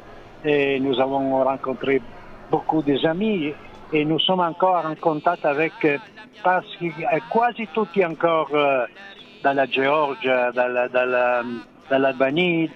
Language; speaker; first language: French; non-native, learner; Italian